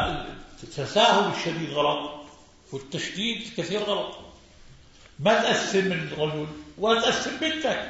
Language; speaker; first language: Arabic; native; Arabic